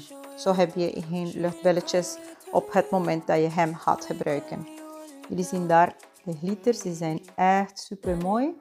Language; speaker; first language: Dutch; non-native, fluent; Spanish